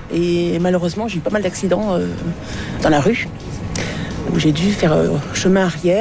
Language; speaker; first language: French; native; French